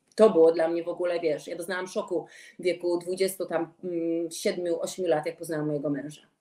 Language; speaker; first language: Polish; native; Polish